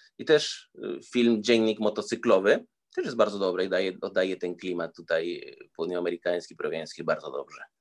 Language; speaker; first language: Polish; early bilingual, heritage; Spanish